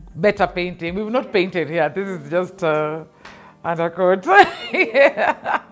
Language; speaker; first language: English; non-native, local second language; Luo (Kenya and Tanzania)